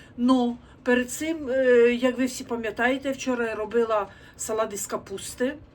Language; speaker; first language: Ukrainian; non-native, local second language; Russian